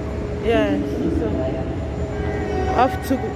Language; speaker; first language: German; non-native, learner; Lingala